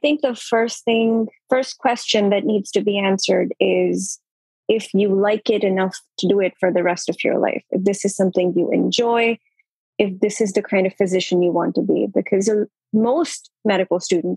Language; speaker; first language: English; non-native, local second language; Urdu